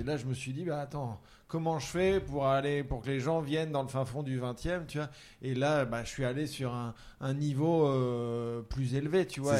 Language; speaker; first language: French; native; French